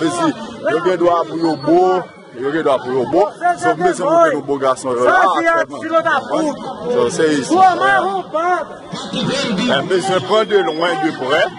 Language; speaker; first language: French; non-native, local second language; Haitian Creole